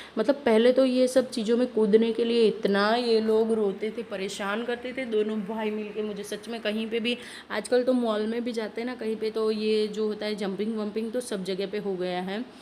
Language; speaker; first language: Hindi; non-native, local second language; Gujarati